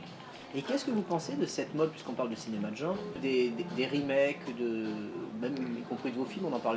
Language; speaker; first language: French; native; French